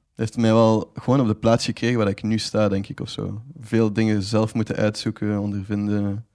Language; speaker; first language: Dutch; native; Dutch